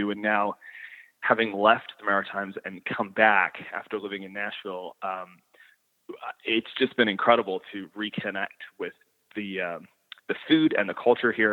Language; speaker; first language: English; native; English